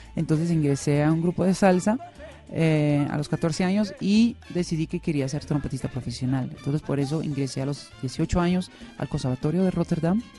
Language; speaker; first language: Spanish; non-native, fluent; Dutch